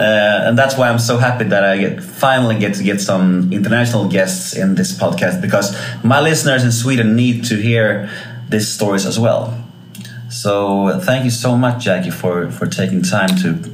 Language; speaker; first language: English; non-native, fluent; Swedish